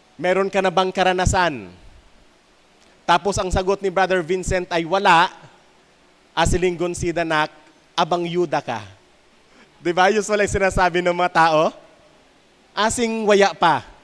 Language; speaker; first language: Filipino; native; Filipino